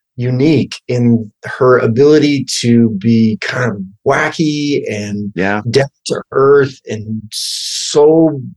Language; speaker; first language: English; native; English